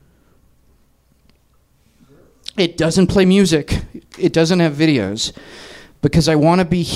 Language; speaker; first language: English; native; English